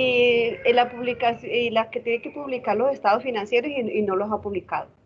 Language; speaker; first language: Spanish; native; Spanish